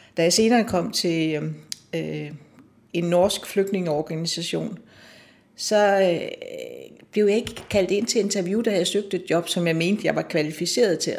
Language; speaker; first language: Danish; native; Danish